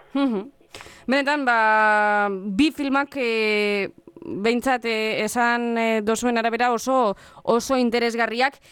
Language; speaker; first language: Basque; native; Basque